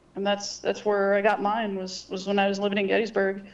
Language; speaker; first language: English; native; English